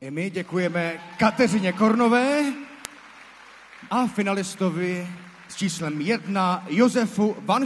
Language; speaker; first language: Czech; native; Czech